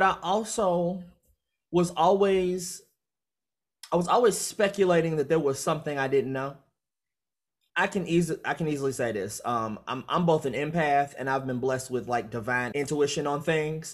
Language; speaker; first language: English; native; English